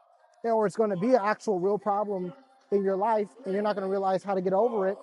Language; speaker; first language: English; native; English